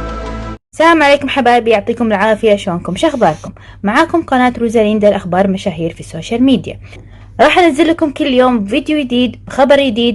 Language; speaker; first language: Arabic; native; Arabic